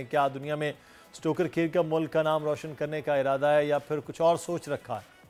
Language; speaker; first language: Urdu; native; Urdu